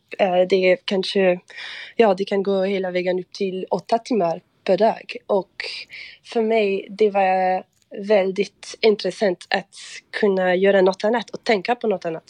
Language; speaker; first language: Swedish; non-native, fluent; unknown